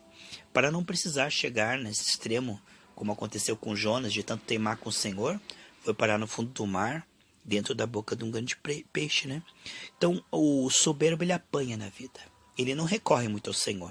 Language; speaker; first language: Portuguese; native; Portuguese